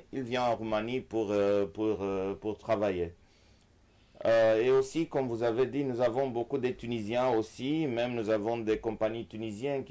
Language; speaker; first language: French; non-native, fluent; Romanian